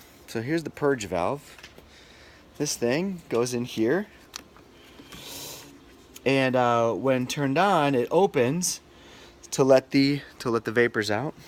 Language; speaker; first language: English; native; English